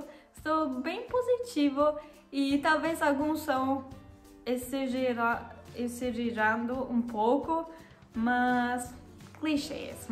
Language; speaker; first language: Portuguese; non-native, learner; German